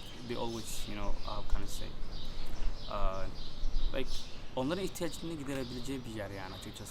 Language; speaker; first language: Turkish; non-native, fluent; Somali